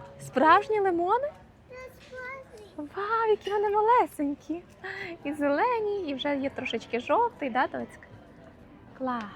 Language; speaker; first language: Ukrainian; native; Ukrainian